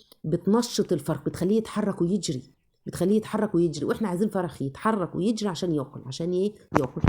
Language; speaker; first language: Arabic; native; Arabic